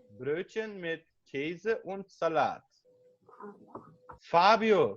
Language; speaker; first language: German; non-native, fluent; Turkish